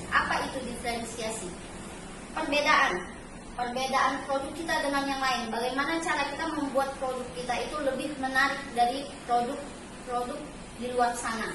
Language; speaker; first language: Indonesian; native; Indonesian